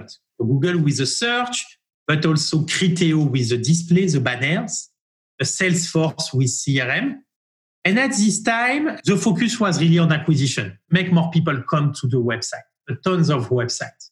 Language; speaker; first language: English; non-native, fluent; French